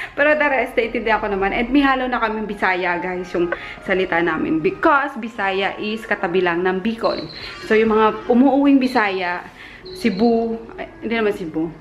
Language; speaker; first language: Filipino; native; Filipino